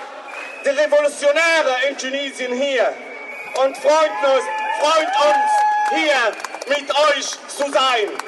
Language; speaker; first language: German; non-native, learner; Arabic